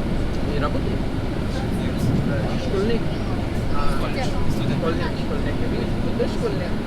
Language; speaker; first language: Russian; non-native, learner; Urdu